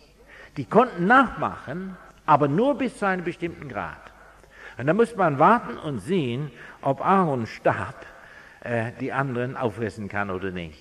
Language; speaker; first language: German; non-native, fluent; English